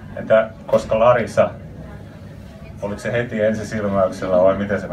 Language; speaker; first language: Finnish; native; Finnish